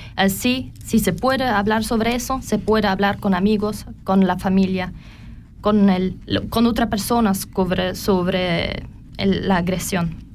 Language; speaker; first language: Spanish; non-native, learner; German